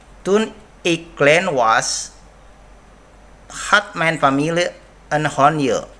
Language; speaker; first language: Dutch; non-native, learner; Indonesian